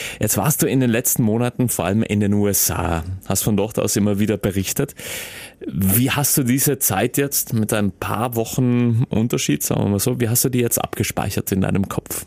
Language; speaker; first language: German; native; German